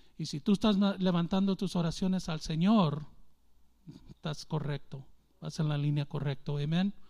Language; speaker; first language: Spanish; early bilingual, heritage; English